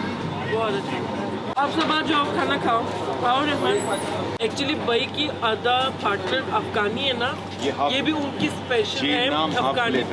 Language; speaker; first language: Hindi; non-native, learner; Turkish